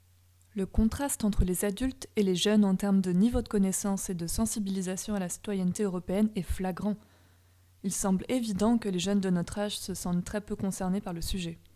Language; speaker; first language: French; native; French